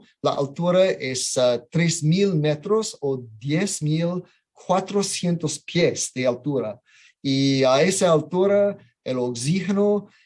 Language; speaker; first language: Spanish; non-native, fluent; English